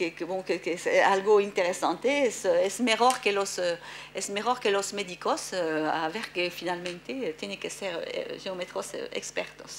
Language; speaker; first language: Spanish; non-native, fluent; French